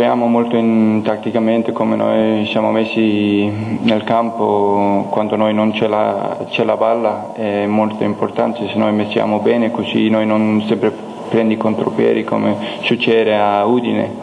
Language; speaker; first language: Italian; non-native, learner; Danish